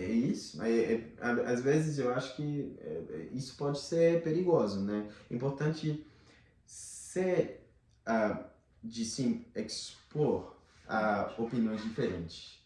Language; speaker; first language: Portuguese; non-native, fluent; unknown